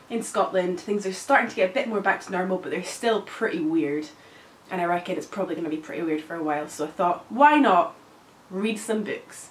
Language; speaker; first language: English; native; English